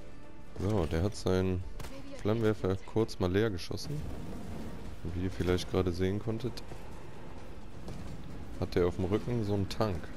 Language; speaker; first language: German; native; German